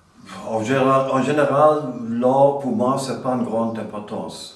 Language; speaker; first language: French; non-native, fluent; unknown